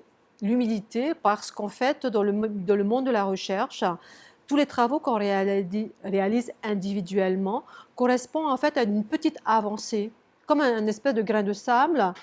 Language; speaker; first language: French; native; French